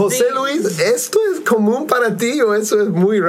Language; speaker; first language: Spanish; non-native, fluent; English